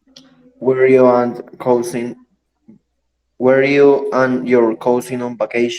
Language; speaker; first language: English; non-native, learner; Spanish